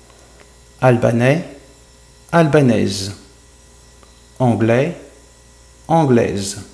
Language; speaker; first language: French; non-native, fluent; English